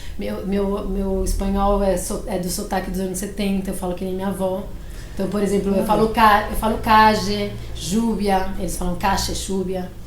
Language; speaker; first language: Portuguese; early bilingual, other home language; Spanish